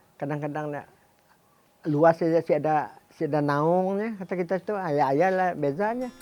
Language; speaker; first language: Malay; native; Malay